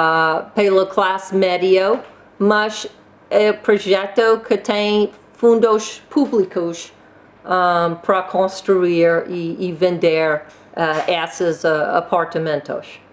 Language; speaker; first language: Portuguese; non-native, learner; English